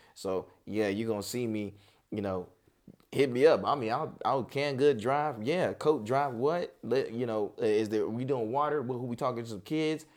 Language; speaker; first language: English; native; English